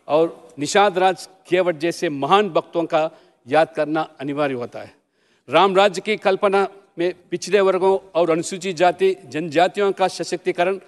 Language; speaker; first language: Hindi; non-native, local second language; Telugu